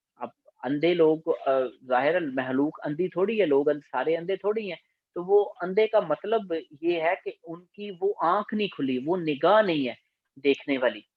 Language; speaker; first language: Urdu; non-native, local second language; Punjabi